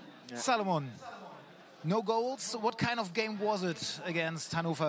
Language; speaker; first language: English; non-native, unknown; German